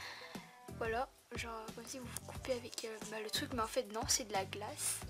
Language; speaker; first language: French; native; French